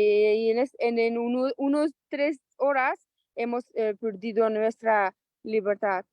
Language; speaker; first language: Spanish; non-native, local second language; Persian